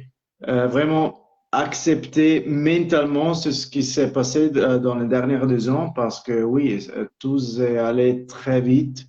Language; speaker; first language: French; non-native, local second language; Italian